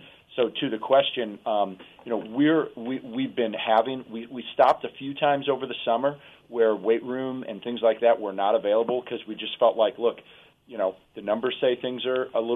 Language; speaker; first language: English; native; English